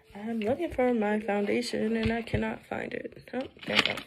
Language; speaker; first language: English; native; English